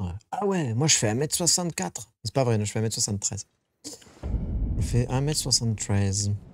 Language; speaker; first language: French; native; French